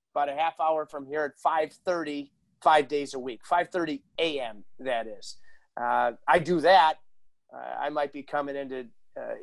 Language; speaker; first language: English; native; English